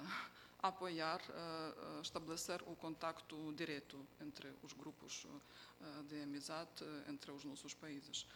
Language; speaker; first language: Portuguese; non-native, fluent; Ukrainian